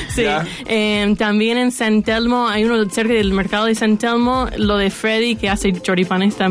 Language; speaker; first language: Spanish; non-native, fluent; English